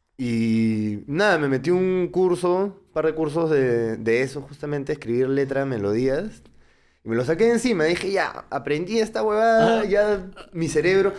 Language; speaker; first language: Spanish; native; Spanish